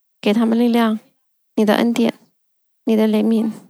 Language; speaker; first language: Chinese; non-native, fluent; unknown